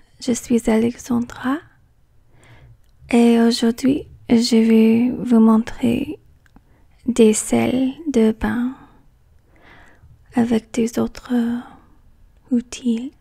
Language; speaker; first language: French; non-native, learner; English